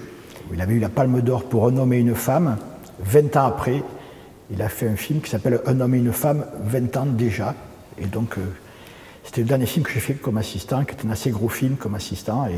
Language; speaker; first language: French; native; French